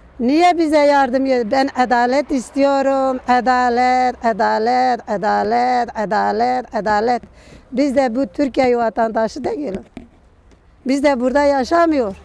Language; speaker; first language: Turkish; non-native, local second language; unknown